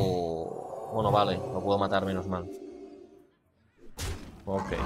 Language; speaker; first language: Spanish; native; Spanish